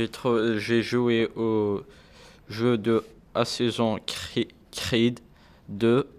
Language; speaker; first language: French; non-native, learner; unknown